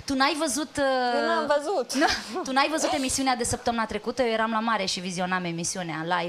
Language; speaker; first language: Romanian; native; Romanian